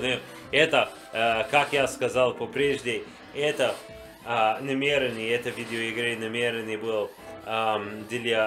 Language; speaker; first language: Russian; non-native, learner; English